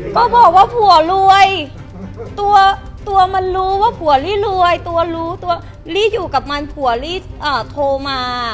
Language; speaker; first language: Thai; non-native, fluent; Vietnamese